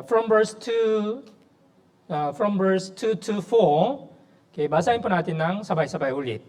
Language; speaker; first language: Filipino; non-native, learner; Korean